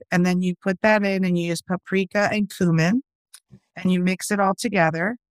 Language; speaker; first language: English; early bilingual, other home language; Spanish